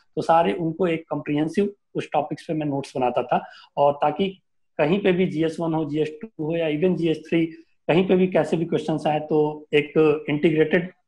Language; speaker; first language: Hindi; native; Hindi